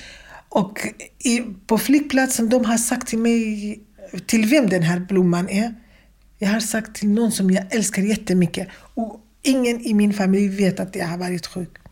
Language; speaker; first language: Swedish; non-native, fluent; Kurdish